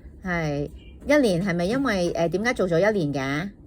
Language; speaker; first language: Cantonese; native; Cantonese